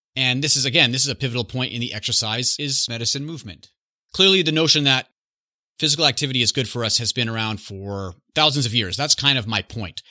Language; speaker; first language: English; native; English